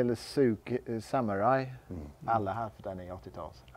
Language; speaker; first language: Swedish; non-native, learner; English